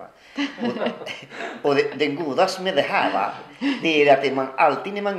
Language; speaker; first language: Swedish; non-native, fluent; Spanish